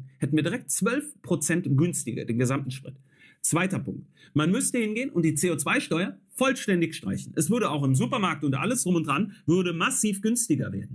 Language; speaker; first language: German; native; German